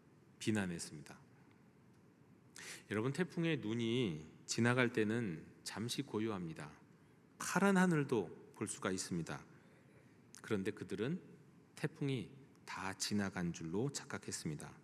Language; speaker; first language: Korean; native; Korean